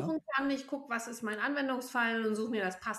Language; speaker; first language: German; native; German